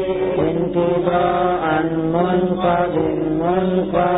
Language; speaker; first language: Arabic; non-native, fluent; Indonesian